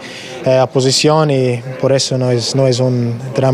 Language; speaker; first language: Spanish; non-native, learner; English